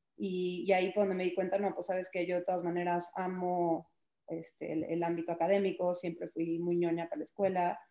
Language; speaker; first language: Spanish; early bilingual, heritage; Spanish